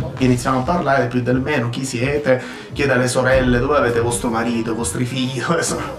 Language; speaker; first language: Italian; non-native, fluent; Albanian